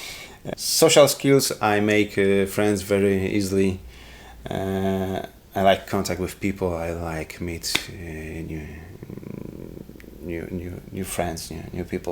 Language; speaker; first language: English; non-native, learner; Polish